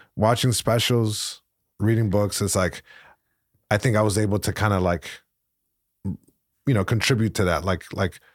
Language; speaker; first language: English; early bilingual, other home language; Spanish